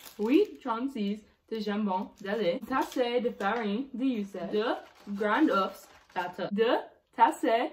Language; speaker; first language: French; non-native, learner; English